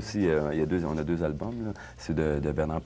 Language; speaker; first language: French; native; French